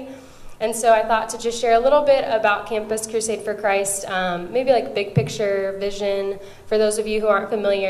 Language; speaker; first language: English; native; English